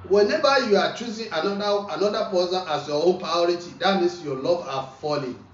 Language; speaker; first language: English; non-native, local second language; Yoruba